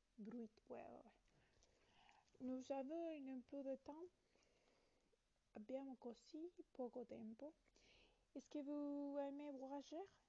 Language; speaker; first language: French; non-native, learner; Italian